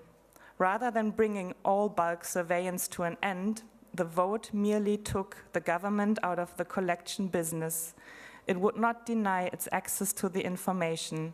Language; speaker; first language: English; non-native, fluent; German